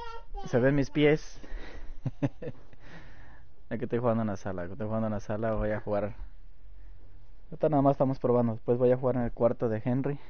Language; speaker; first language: Spanish; native; Spanish